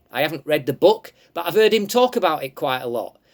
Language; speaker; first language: English; native; English